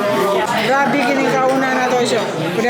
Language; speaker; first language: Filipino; non-native, local second language; Hiligaynon